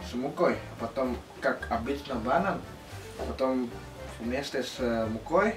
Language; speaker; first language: Russian; non-native, learner; Indonesian